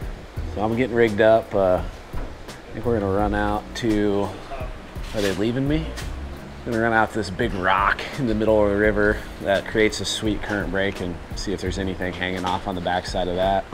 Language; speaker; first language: English; native; English